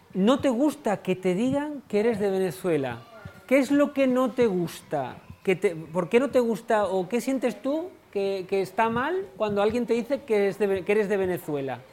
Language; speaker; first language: Spanish; native; Spanish